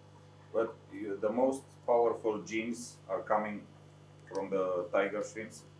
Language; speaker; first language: English; non-native, fluent; Romanian